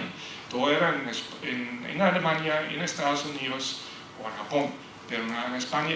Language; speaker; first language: Spanish; non-native, fluent; German